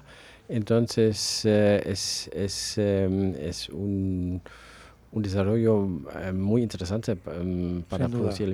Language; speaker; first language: Spanish; non-native, fluent; German